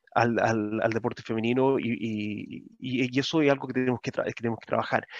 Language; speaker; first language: Spanish; native; Spanish